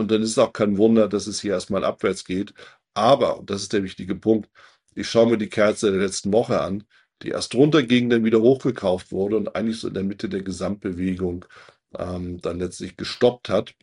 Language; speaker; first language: German; native; German